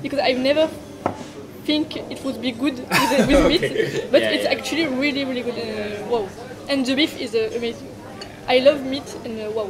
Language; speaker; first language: English; non-native, learner; French